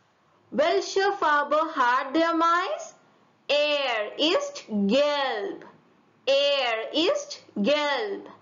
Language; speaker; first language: German; non-native, fluent; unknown